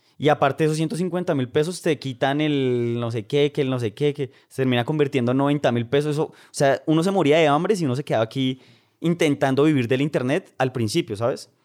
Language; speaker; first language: Spanish; native; Spanish